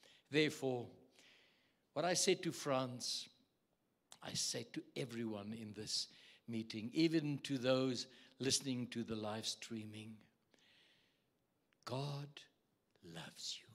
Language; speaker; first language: English; non-native, local second language; Afrikaans